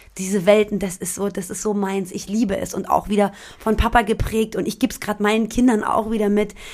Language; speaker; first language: German; early bilingual, other home language; Persian